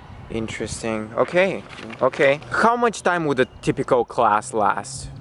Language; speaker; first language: English; non-native, fluent; Bulgarian